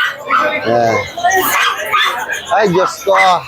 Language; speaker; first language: Filipino; native; Filipino